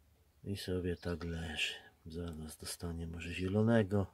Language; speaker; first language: Polish; native; Polish